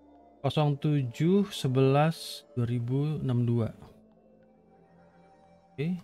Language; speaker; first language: English; non-native, learner; Indonesian